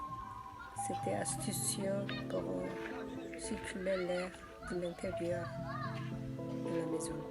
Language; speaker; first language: French; non-native, learner; Korean